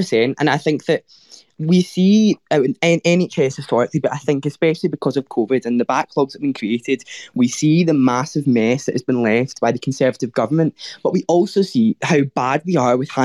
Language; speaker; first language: English; native; English